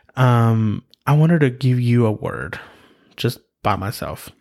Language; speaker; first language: English; early bilingual, other home language; Spanish